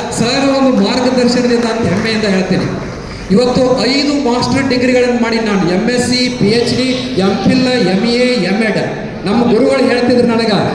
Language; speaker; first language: Kannada; native; Kannada